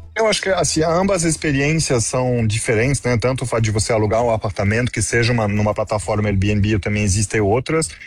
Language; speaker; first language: Portuguese; non-native, fluent; French